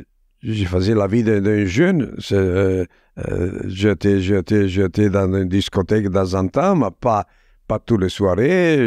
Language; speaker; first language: French; non-native, fluent; Italian